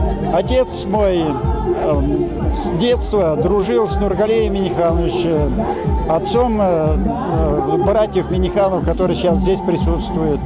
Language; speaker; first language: Russian; native; Russian